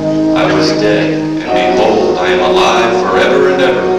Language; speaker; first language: English; native; English